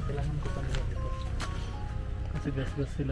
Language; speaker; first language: Filipino; non-native, learner; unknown